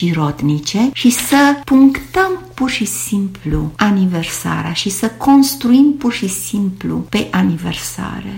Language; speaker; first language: Romanian; native; Romanian